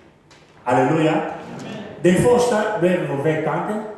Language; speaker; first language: Swedish; non-native, fluent; Lingala